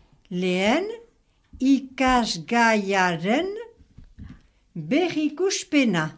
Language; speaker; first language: Basque; non-native, fluent; French